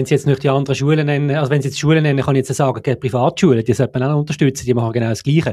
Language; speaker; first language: German; native; German